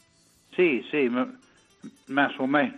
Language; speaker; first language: Spanish; non-native, learner; English